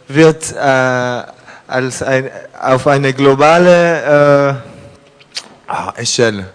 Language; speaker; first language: German; non-native, learner; French